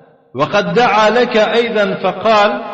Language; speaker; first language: Arabic; non-native, fluent; Tajik